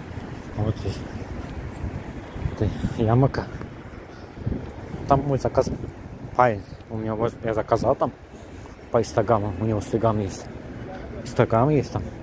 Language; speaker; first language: Russian; non-native, learner; Azerbaijani